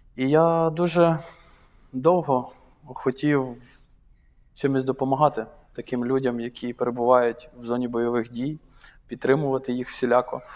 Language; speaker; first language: Ukrainian; native; Ukrainian